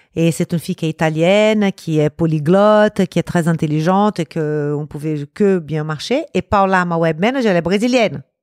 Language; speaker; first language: French; non-native, fluent; Portuguese